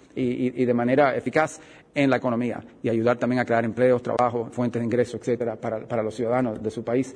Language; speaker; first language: Spanish; early bilingual, heritage; Spanish